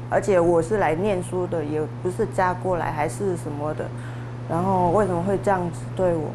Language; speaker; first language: Chinese; non-native, fluent; Vietnamese